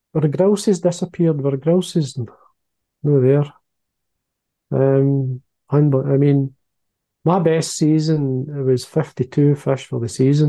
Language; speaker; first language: English; native; English